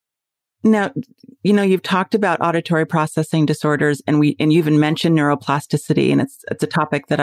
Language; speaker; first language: English; native; English